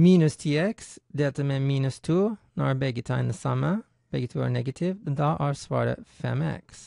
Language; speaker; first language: Norwegian; non-native, fluent; English